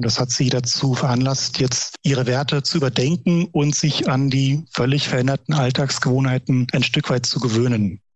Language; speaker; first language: German; native; German